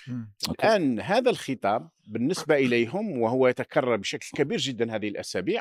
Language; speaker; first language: Arabic; native; Arabic